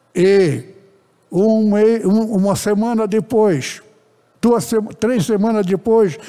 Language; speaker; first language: Portuguese; early bilingual, other home language; Japanese